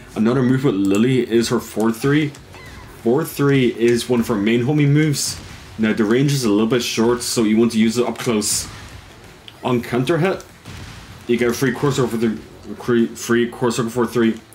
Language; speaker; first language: English; native; English